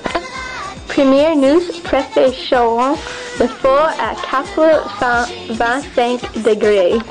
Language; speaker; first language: French; non-native, learner; English